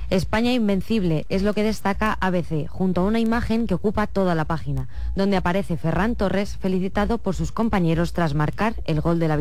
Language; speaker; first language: Spanish; native; Spanish